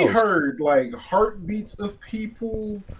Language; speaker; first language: English; native; English